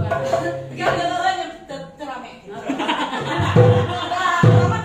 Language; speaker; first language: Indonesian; non-native, local second language; Sundanese